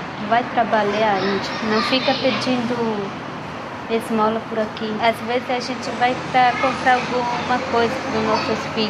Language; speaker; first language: Portuguese; non-native, local second language; Guarani